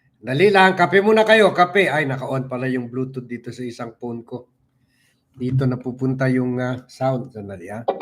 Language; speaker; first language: Filipino; native; Filipino